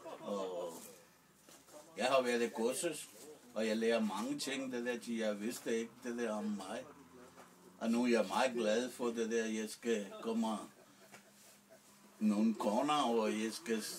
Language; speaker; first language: Danish; non-native, learner; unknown